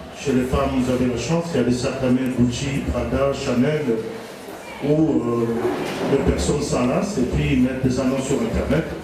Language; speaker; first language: French; non-native, local second language; Lingala